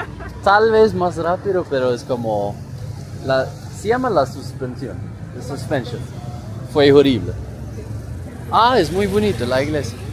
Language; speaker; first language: Spanish; non-native, fluent; Swedish